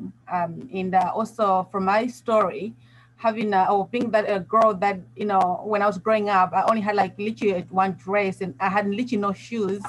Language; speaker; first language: English; non-native, local second language; Nyanja